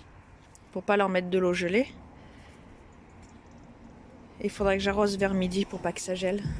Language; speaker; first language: French; native; French